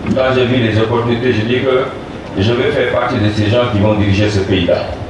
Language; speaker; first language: French; non-native, local second language; Wolof